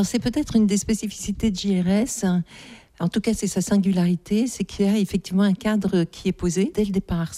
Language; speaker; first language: French; native; French